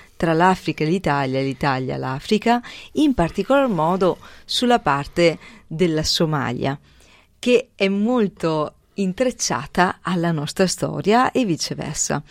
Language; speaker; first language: Italian; native; Italian